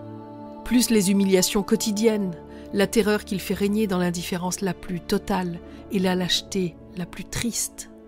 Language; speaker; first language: French; native; French